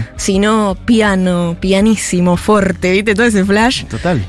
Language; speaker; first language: Spanish; native; Spanish